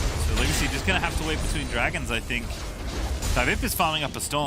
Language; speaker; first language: English; native; English